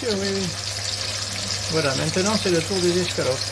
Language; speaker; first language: French; native; French